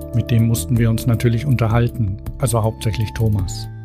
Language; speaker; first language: German; native; German